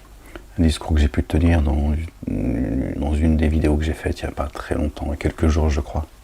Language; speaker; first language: French; native; French